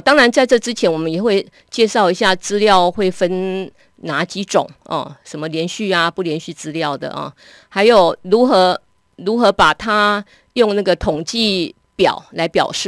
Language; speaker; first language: Chinese; native; Chinese